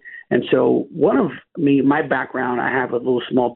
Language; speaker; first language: English; native; English